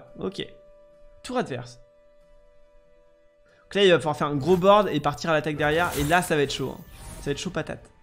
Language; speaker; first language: French; native; French